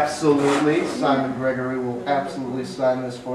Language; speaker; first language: English; native; English